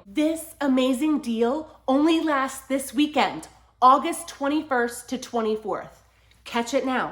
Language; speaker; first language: English; native; English